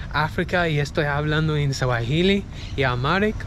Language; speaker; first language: Spanish; non-native, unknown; English